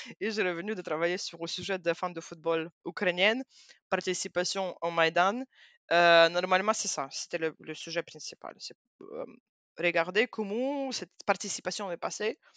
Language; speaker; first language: French; non-native, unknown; Russian